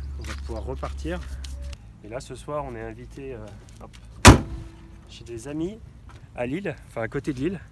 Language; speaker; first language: French; native; French